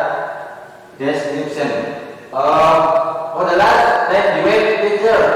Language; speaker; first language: English; non-native, learner; Indonesian